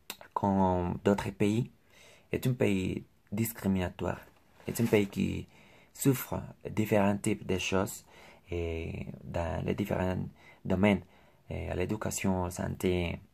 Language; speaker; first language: French; non-native, learner; Spanish